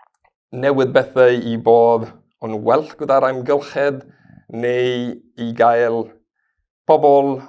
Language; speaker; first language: Welsh; non-native, learner; Spanish